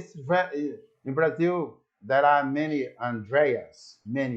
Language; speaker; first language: English; non-native, learner; Portuguese